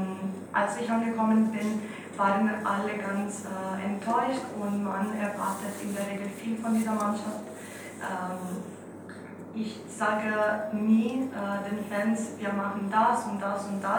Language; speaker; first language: German; non-native, fluent; Italian